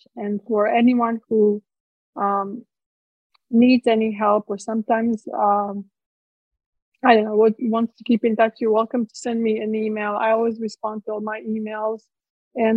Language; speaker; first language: English; non-native, fluent; Croatian